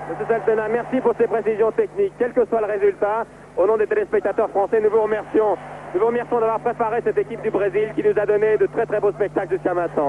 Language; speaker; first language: French; native; French